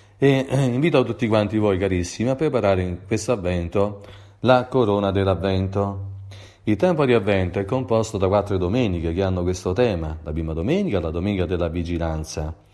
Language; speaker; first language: Italian; native; Italian